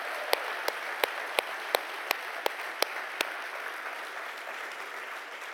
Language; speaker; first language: English; non-native, fluent; French